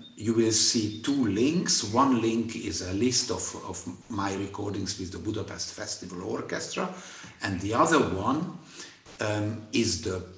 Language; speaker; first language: English; non-native, fluent; Hungarian